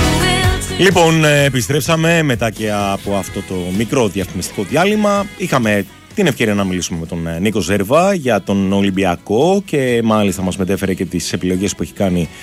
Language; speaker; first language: Greek; native; Greek